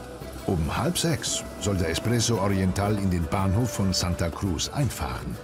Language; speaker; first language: German; native; German